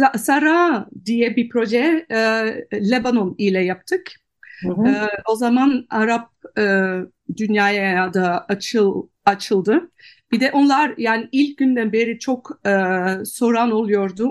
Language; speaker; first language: Turkish; non-native, fluent; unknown